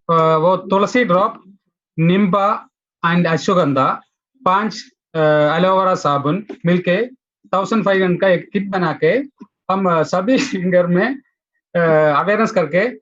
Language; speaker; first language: Hindi; non-native, local second language; Malayalam